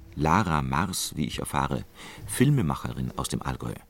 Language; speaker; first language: German; native; German